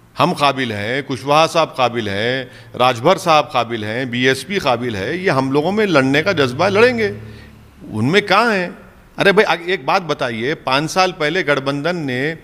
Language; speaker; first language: Hindi; non-native, local second language; Urdu